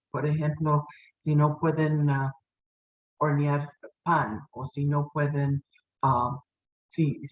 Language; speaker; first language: Spanish; non-native, fluent; English